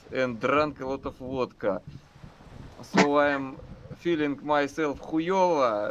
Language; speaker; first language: English; non-native, learner; Russian